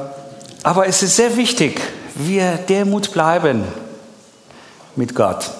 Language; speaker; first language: German; non-native, learner; Persian